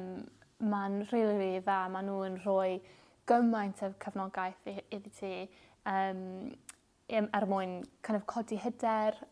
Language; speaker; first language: Welsh; non-native, local second language; English